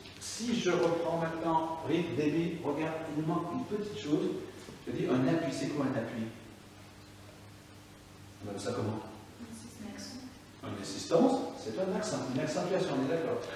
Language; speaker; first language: French; native; French